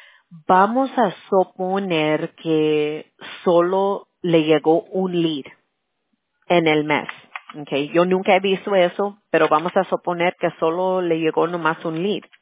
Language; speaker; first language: Spanish; early bilingual, heritage; Spanish